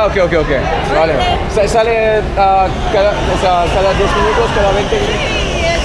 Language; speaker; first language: Spanish; non-native, learner; French